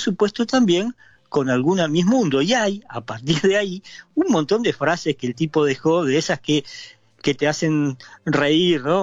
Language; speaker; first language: Spanish; native; Spanish